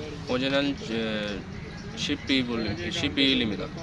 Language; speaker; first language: Korean; non-native, learner; Punjabi